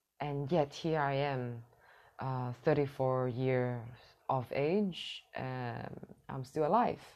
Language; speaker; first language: English; non-native, fluent; Cantonese